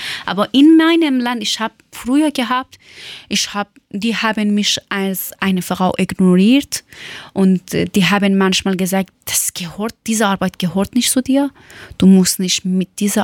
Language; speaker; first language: German; non-native, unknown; Persian